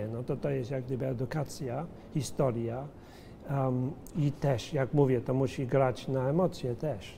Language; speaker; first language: Polish; early bilingual, heritage; Polish